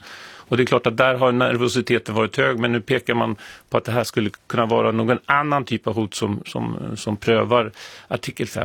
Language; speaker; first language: Swedish; native; Swedish